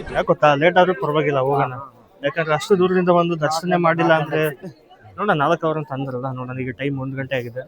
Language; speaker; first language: Kannada; native; Kannada